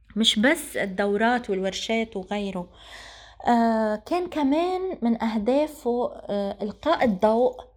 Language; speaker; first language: Arabic; native; Arabic